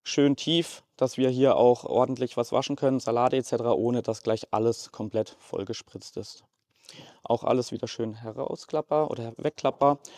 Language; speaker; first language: German; native; German